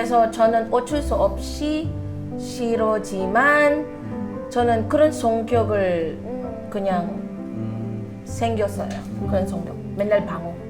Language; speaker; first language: Korean; non-native, fluent; Filipino